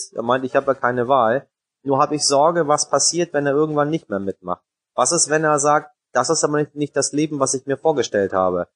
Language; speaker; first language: German; early bilingual, other home language; Persian